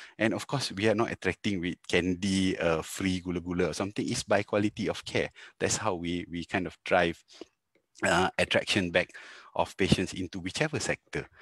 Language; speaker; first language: English; non-native, local second language; Tamil